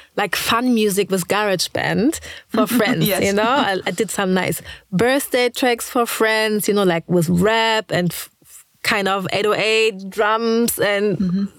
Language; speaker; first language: English; early bilingual, other home language; German